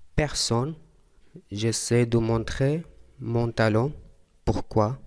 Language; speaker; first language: French; non-native, fluent; Arabic